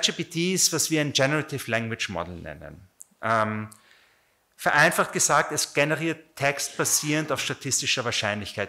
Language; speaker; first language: German; native; German